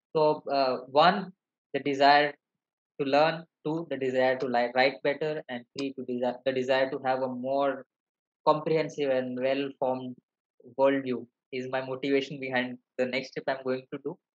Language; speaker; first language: English; non-native, local second language; Malayalam